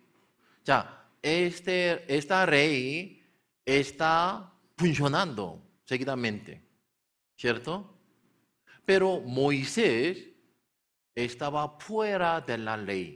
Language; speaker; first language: Spanish; non-native, learner; Korean